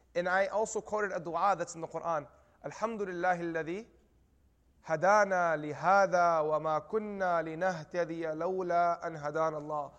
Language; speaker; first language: English; native; English